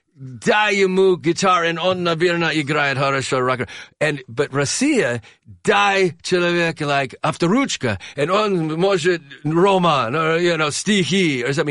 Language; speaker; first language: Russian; non-native, learner; English